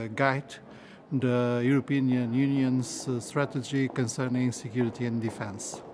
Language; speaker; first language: English; non-native, fluent; Portuguese